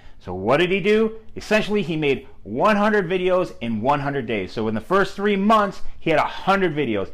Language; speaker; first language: English; native; English